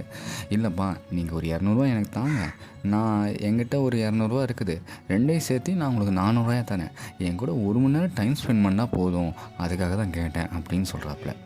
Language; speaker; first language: Tamil; native; Tamil